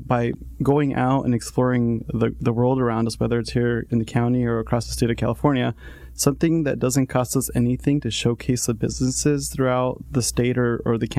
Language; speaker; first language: English; native; English